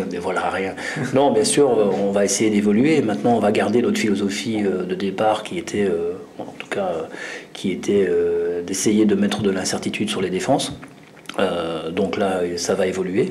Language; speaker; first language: French; native; French